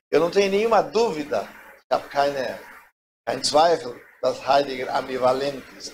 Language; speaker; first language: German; non-native, fluent; Portuguese